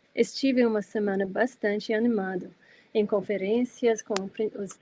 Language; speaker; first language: Portuguese; non-native, fluent; English